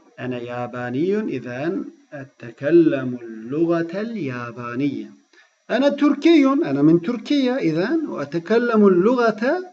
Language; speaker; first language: Arabic; non-native, fluent; Turkish